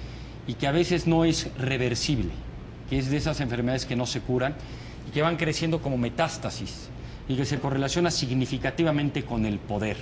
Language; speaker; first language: Spanish; native; Spanish